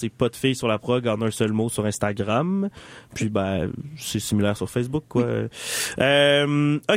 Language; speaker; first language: French; native; French